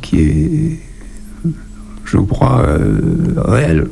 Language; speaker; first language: French; native; French